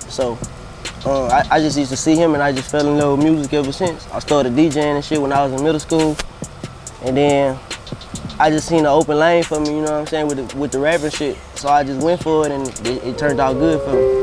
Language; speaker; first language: English; native; English